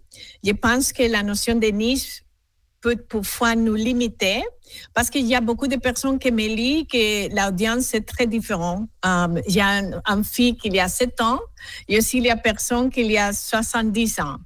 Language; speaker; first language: French; non-native, fluent; Spanish